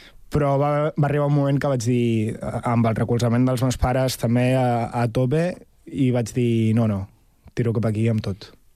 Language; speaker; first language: Catalan; native; Catalan